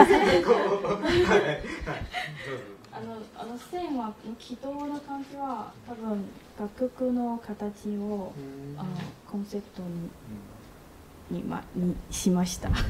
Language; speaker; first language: Japanese; non-native, learner; Chinese